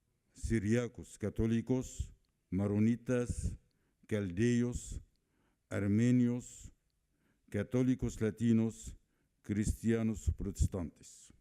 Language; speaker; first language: Spanish; non-native, fluent; Arabic